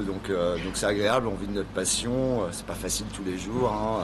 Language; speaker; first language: French; native; French